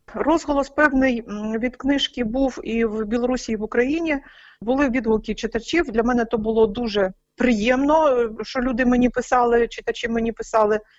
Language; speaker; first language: Ukrainian; native; Ukrainian